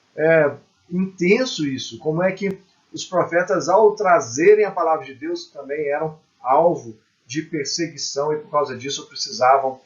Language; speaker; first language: Portuguese; native; Portuguese